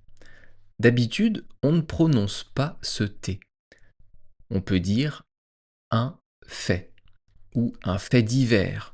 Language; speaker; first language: French; native; French